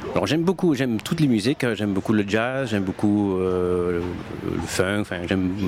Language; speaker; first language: French; native; French